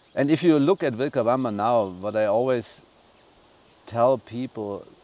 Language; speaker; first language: English; non-native, fluent; German